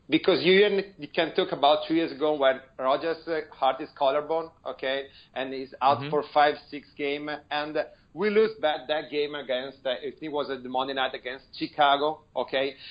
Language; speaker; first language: English; non-native, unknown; Italian